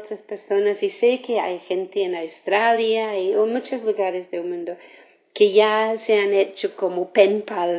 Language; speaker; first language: Spanish; non-native, fluent; English